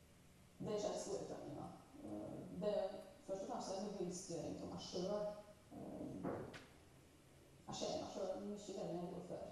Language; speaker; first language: Norwegian; native; Norwegian